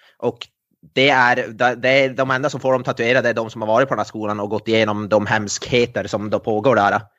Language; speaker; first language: Swedish; native; Swedish